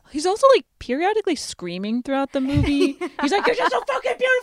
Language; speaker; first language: English; native; English